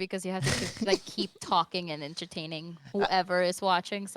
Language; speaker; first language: English; native; English